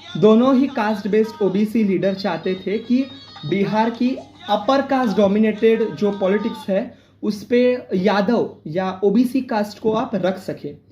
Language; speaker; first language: Hindi; non-native, local second language; Marathi